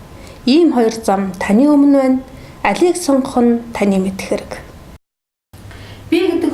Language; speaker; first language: Mongolian; native; Mongolian